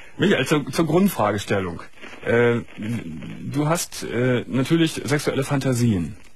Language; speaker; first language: German; native; German